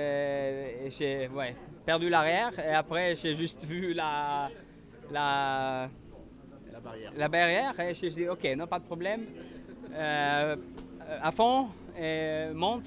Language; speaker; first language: French; non-native, learner; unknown